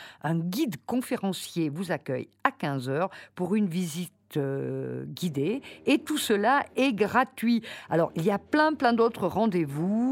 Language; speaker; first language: French; native; French